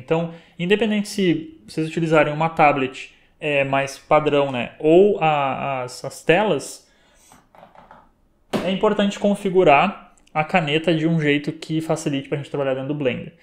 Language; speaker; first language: Portuguese; native; Portuguese